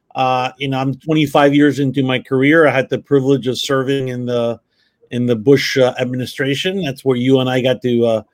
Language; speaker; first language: English; early bilingual, other home language; Spanish